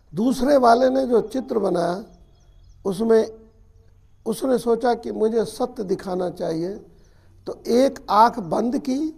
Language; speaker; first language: Hindi; native; Hindi